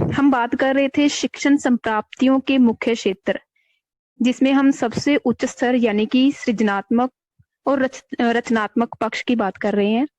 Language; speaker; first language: Hindi; non-native, local second language; Punjabi